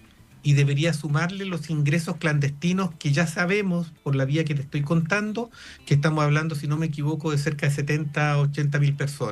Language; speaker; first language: Spanish; native; Spanish